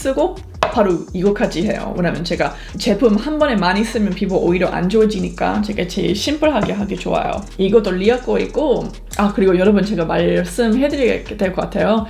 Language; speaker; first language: Korean; non-native, fluent; English